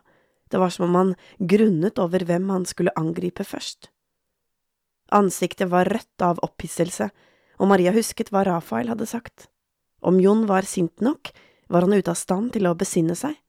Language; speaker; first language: Norwegian; native; Norwegian